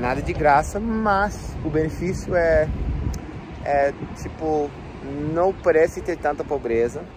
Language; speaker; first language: Portuguese; non-native, fluent; English